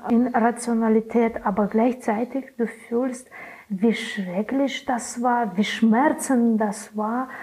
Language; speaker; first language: German; non-native, learner; Belarusian